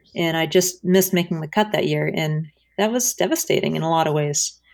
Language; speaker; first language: English; native; English